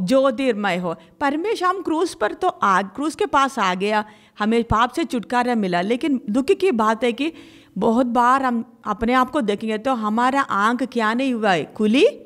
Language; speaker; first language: Hindi; non-native, local second language; Malayalam